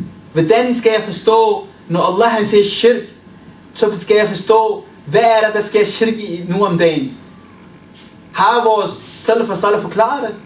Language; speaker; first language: Danish; early bilingual, other home language; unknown